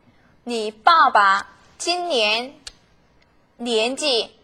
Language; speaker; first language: Chinese; non-native, fluent; Korean